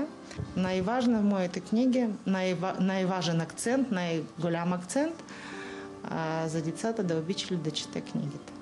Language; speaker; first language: Bulgarian; non-native, learner; Russian